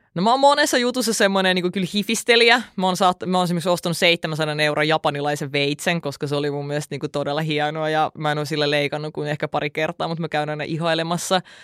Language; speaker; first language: Finnish; early bilingual, other home language; Russian